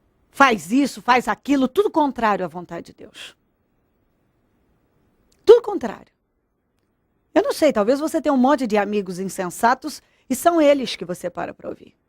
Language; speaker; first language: Portuguese; native; Portuguese